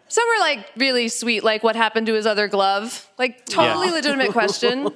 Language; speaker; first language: English; native; English